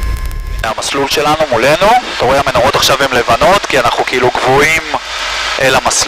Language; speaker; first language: Hebrew; native; Hebrew